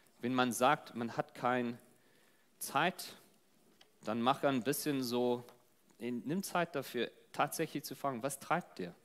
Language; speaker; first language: German; non-native, fluent; English